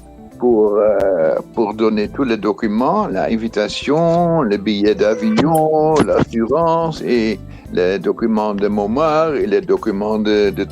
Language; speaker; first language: French; non-native, fluent; Dutch